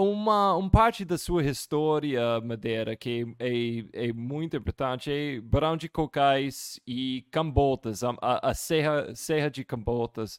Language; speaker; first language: Portuguese; non-native, fluent; English